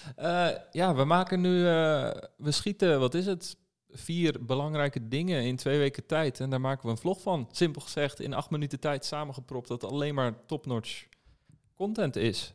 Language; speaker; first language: Dutch; native; Dutch